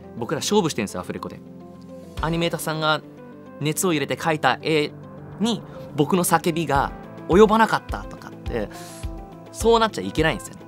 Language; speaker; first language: Japanese; early bilingual, heritage; Japanese